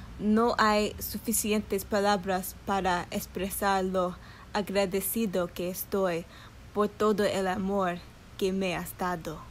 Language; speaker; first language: Spanish; early bilingual, heritage; English